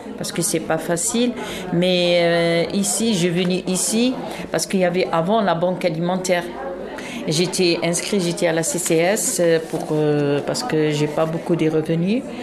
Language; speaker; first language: French; non-native, local second language; Arabic